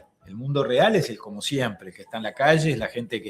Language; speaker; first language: Spanish; native; Spanish